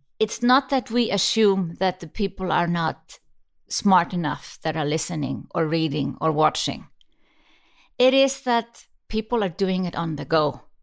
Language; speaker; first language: English; non-native, fluent; Icelandic